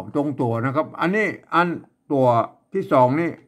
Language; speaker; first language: Thai; non-native, local second language; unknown